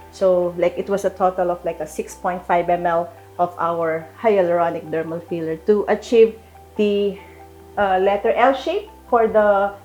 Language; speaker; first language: English; non-native, local second language; Filipino